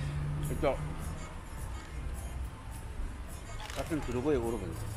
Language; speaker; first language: Russian; non-native, learner; Korean